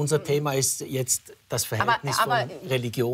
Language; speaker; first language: German; native; German